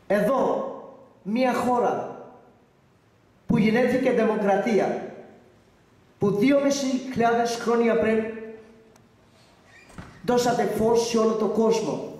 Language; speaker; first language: Greek; non-native, learner; Urdu